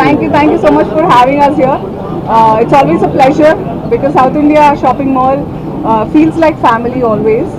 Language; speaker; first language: English; non-native, local second language; Telugu